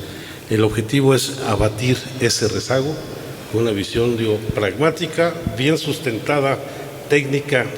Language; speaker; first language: Spanish; native; Spanish